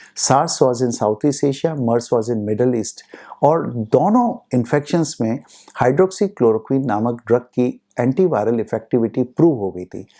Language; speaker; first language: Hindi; native; Hindi